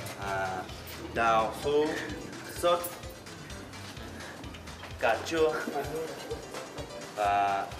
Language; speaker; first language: Vietnamese; non-native, learner; English